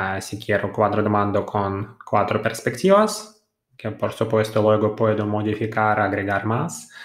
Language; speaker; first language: Spanish; non-native, fluent; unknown